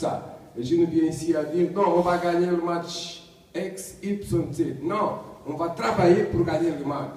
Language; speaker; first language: French; non-native, learner; Portuguese